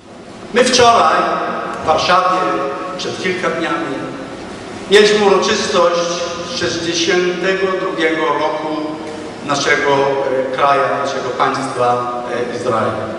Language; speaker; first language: Polish; early bilingual, heritage; Polish